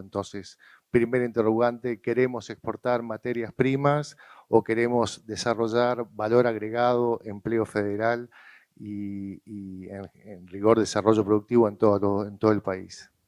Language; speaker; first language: Spanish; native; Spanish